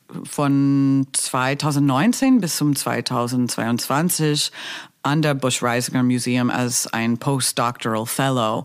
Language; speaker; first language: German; non-native, fluent; English